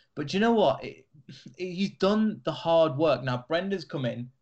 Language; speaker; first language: English; native; English